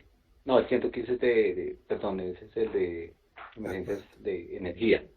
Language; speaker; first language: Spanish; native; Spanish